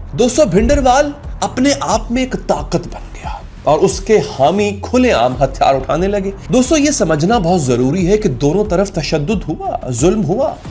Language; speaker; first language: Urdu; native; Urdu